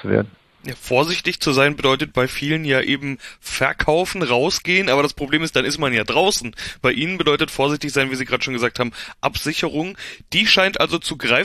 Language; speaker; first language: German; native; German